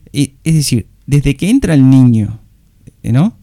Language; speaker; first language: Spanish; native; Spanish